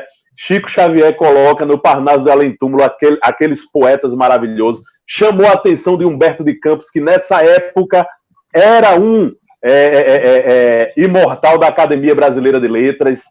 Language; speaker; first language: Portuguese; native; Portuguese